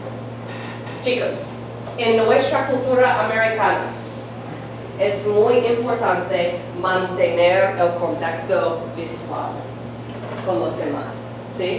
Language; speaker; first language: Spanish; non-native, fluent; English